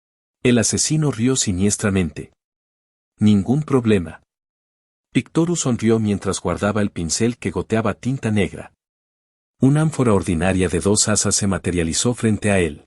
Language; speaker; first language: Spanish; native; Spanish